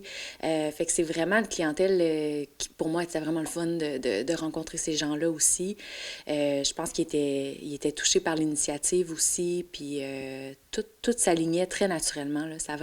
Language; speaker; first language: French; native; French